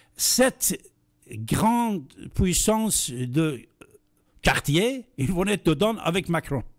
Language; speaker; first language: French; non-native, fluent; Persian